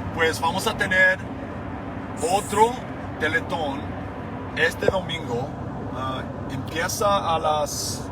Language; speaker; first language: Spanish; non-native, fluent; English